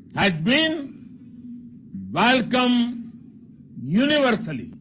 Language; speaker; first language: English; non-native, local second language; Hindi